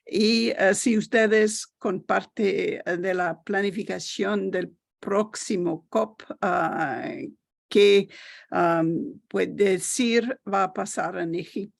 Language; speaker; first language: Spanish; non-native, learner; English